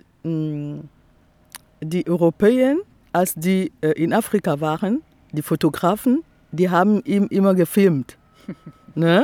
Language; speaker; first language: German; non-native, fluent; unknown